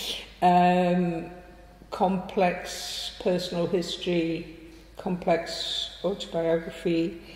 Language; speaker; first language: English; native; English